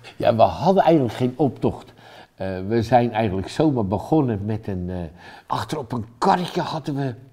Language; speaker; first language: Dutch; native; Dutch